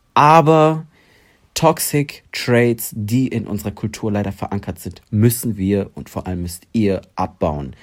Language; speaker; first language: German; early bilingual, other home language; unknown